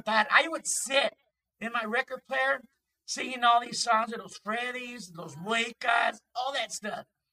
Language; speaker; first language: English; early bilingual, other home language; Spanish